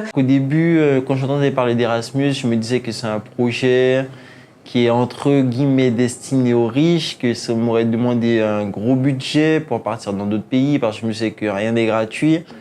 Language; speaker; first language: French; native; French